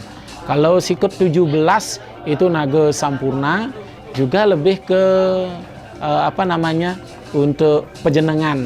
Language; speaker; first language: Indonesian; native; Indonesian